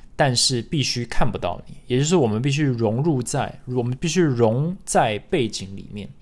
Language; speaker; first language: Chinese; early bilingual, other home language; English